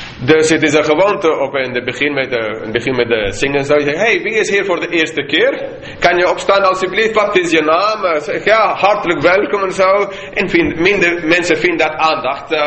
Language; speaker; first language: Dutch; non-native, fluent; English